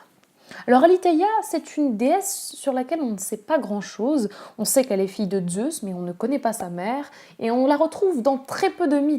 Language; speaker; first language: French; native; French